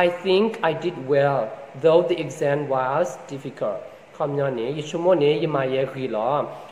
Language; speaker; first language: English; non-native, fluent; S'gaw Karen